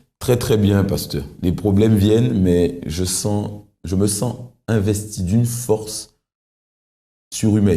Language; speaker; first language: French; native; French